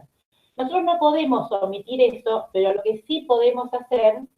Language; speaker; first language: Spanish; native; Spanish